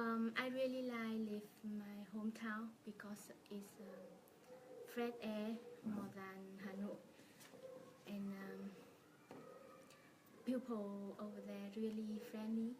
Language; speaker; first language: English; non-native, learner; Vietnamese